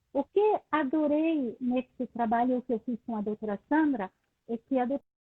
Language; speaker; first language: Portuguese; non-native, fluent; French